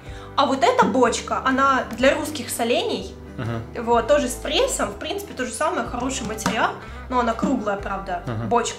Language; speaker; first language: Russian; native; Russian